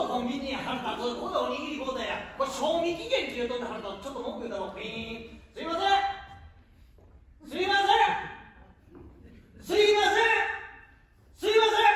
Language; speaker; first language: Japanese; native; Japanese